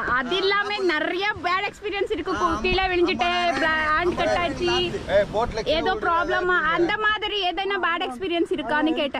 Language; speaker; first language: Tamil; non-native, learner; Kannada